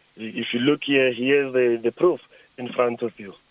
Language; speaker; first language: English; non-native, local second language; Tsonga